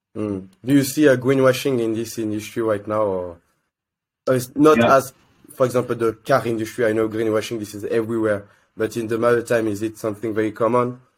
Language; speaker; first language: English; non-native, learner; French